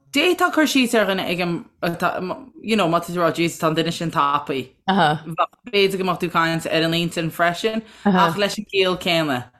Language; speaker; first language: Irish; native; Irish